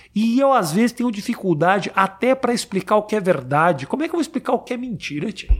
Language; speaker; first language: Portuguese; native; Portuguese